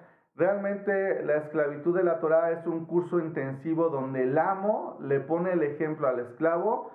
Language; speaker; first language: Spanish; native; Spanish